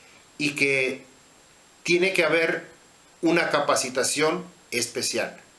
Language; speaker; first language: Spanish; native; Spanish